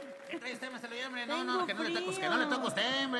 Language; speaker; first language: Spanish; native; Spanish